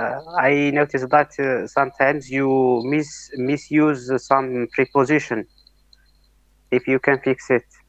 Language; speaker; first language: English; non-native, learner; Arabic